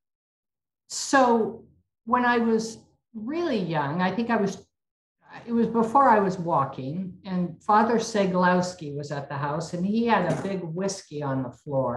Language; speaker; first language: English; native; English